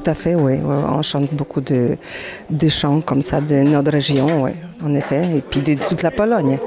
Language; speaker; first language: French; non-native, learner; Polish